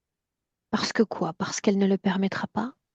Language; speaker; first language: French; native; French